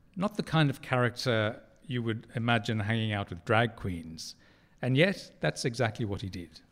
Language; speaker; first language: English; native; English